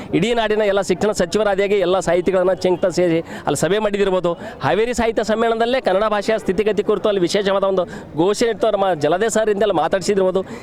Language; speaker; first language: Kannada; native; Kannada